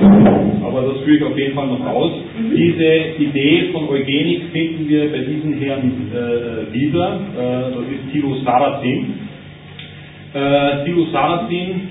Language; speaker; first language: German; native; German